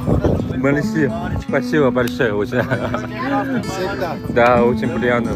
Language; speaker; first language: Russian; non-native, learner; Chinese